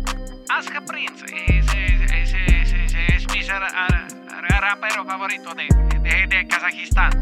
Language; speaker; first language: Spanish; non-native, learner; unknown